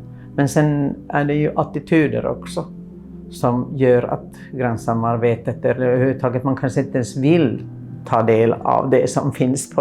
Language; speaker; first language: Swedish; non-native, local second language; Finnish